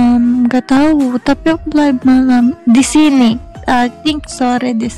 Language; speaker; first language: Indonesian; non-native, learner; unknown